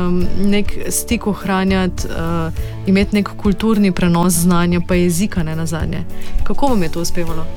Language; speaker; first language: Slovenian; native; Slovenian